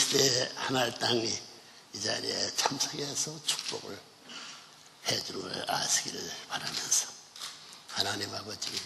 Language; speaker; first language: Korean; native; Korean